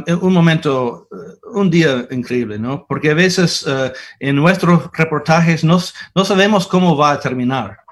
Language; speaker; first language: Spanish; non-native, fluent; English